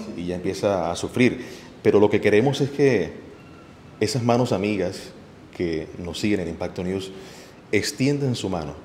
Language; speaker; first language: Spanish; native; Spanish